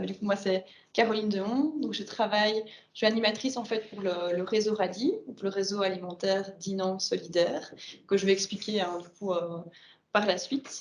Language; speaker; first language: French; native; French